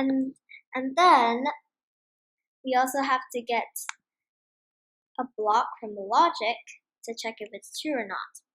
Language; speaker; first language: English; non-native, fluent; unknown